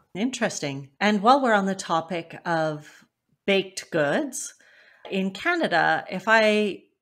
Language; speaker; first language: English; native; English